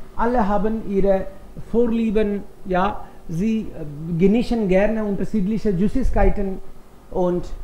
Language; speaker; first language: German; non-native, fluent; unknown